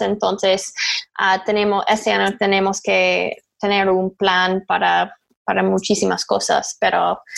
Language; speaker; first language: Spanish; non-native, learner; English